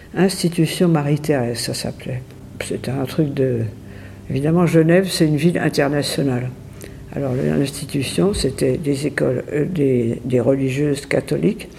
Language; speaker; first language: French; native; French